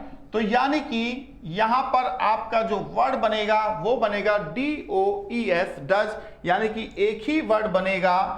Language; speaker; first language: Hindi; native; Hindi